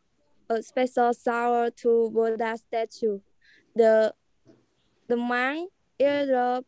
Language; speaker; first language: English; non-native, learner; Khmer